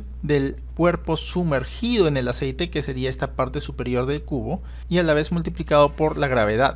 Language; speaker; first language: Spanish; native; Spanish